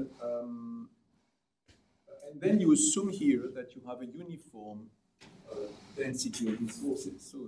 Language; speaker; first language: English; non-native, fluent; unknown